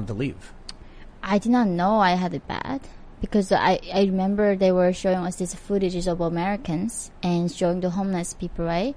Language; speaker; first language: English; non-native, fluent; Korean